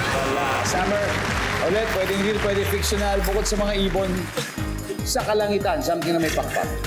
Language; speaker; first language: Filipino; native; Filipino